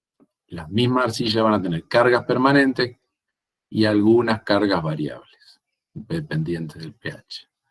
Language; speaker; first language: Spanish; native; Spanish